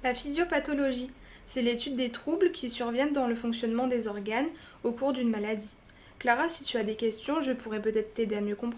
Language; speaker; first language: French; native; French